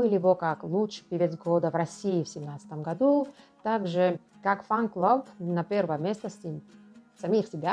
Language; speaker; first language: Russian; non-native, local second language; Georgian